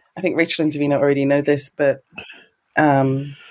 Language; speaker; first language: English; native; English